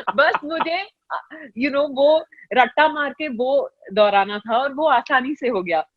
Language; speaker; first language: Hindi; non-native, local second language; Tamil